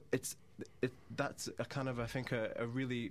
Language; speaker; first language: English; native; English